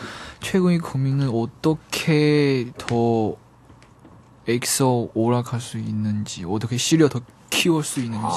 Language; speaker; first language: Korean; non-native, learner; Chinese